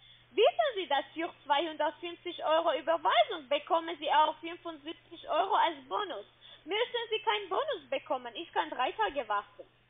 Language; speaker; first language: German; non-native, learner; Russian